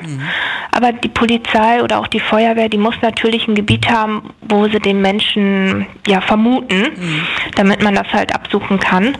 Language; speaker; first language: German; native; German